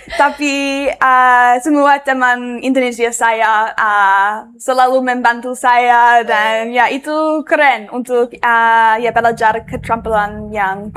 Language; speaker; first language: Indonesian; non-native, learner; English